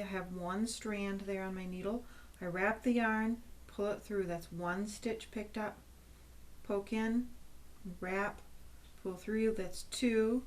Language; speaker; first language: English; native; English